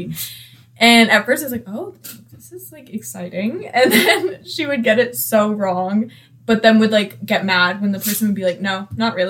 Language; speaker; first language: English; native; English